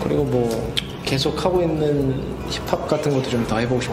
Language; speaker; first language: Korean; native; Korean